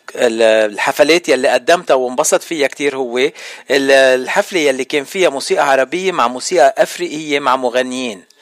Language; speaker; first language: Arabic; native; Arabic